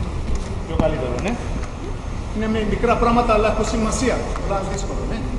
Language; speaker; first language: Greek; early bilingual, heritage; Greek